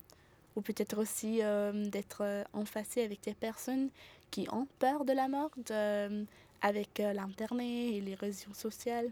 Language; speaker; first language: French; non-native, fluent; German